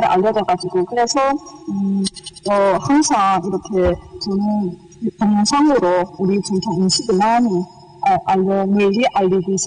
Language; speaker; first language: Korean; early bilingual, heritage; Korean